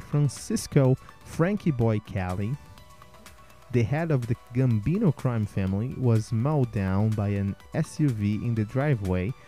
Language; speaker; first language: English; non-native, fluent; Portuguese